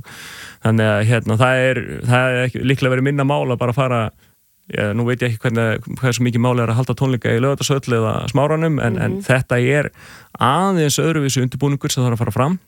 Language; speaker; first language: Icelandic; native; Icelandic